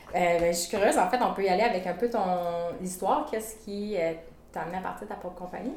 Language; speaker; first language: French; native; French